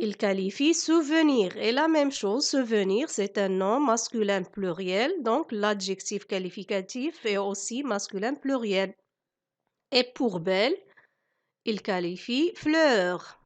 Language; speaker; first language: French; non-native, local second language; Arabic